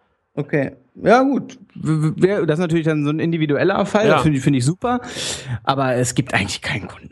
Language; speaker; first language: German; native; German